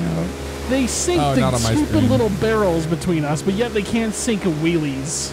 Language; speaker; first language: English; native; English